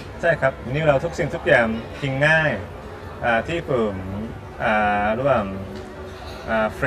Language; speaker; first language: Thai; non-native, learner; Japanese